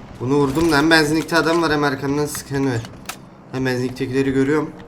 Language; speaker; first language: Turkish; native; Turkish